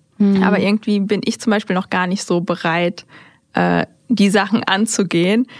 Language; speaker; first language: German; early bilingual, other home language; Turkish